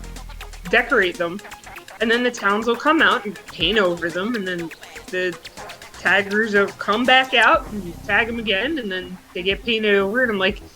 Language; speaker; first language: English; native; English